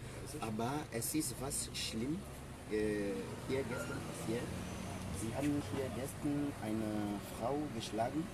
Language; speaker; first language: German; non-native, learner; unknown